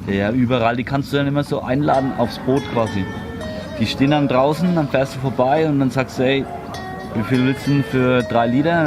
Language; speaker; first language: German; native; German